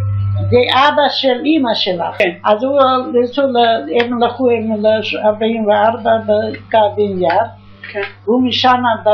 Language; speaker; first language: Hebrew; non-native, fluent; Yiddish